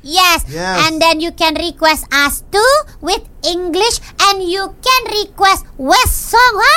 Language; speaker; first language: English; non-native, learner; Indonesian